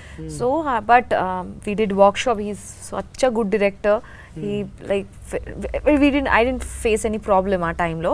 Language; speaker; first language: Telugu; non-native, learner; Bangla